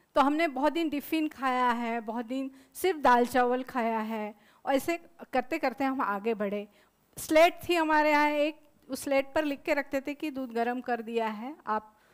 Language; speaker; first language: Hindi; non-native, local second language; Marathi